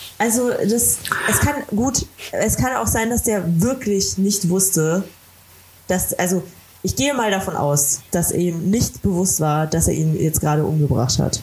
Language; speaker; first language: German; native; German